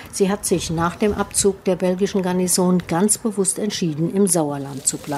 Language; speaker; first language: German; native; German